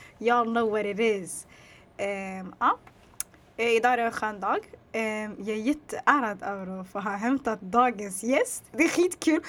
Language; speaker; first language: Swedish; early bilingual, other home language; Tigrinya